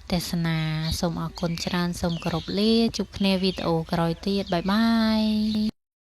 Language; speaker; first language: Khmer; native; Khmer